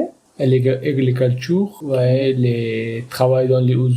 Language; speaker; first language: French; non-native, learner; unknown